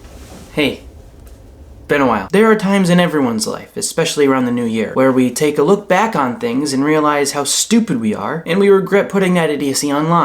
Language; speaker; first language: English; native; English